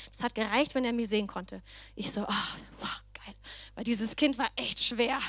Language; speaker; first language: German; non-native, fluent; Danish